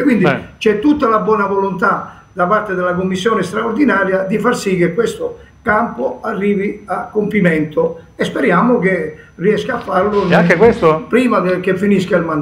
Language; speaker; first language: Italian; native; Italian